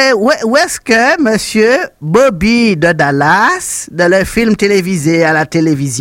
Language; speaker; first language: French; native; French